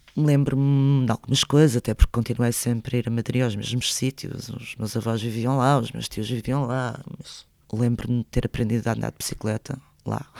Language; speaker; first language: Portuguese; early bilingual, other home language; Spanish